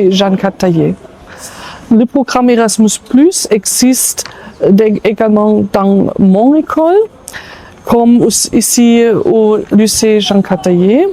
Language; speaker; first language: French; non-native, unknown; German